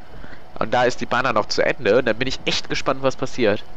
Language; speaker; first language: German; native; German